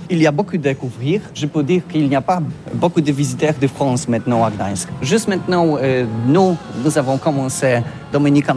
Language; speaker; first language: French; non-native, learner; Polish